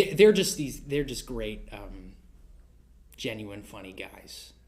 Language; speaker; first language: English; native; English